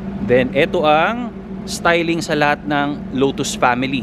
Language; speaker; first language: Filipino; native; Filipino